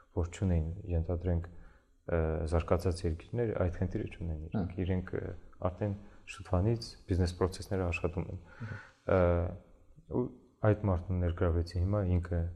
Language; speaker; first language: Armenian; early bilingual, heritage; Armenian